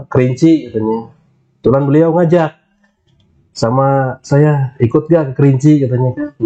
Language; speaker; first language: Indonesian; non-native, local second language; Sundanese